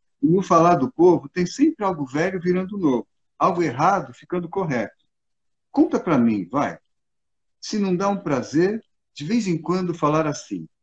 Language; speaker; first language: Portuguese; native; Portuguese